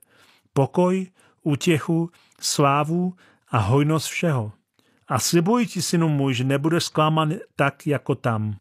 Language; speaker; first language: Czech; native; Czech